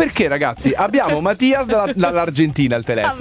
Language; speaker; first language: Italian; native; Italian